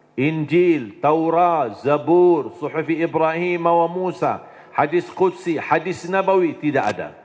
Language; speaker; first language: Indonesian; non-native, fluent; Arabic